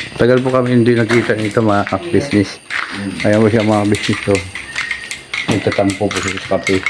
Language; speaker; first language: Filipino; native; Filipino